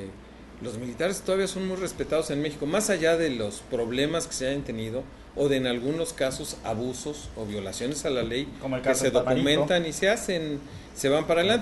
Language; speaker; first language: Spanish; native; Spanish